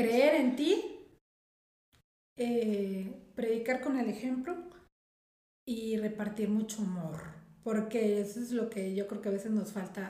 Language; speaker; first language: Spanish; native; Spanish